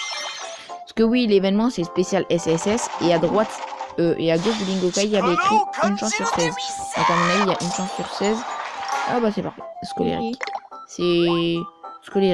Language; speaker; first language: French; native; French